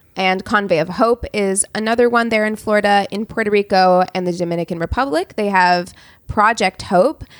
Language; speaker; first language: English; native; English